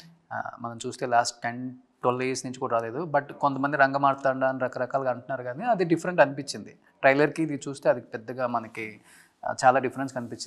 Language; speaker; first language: Telugu; native; Telugu